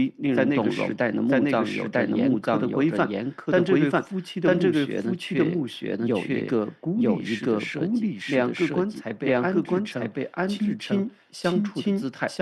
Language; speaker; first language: Chinese; native; Chinese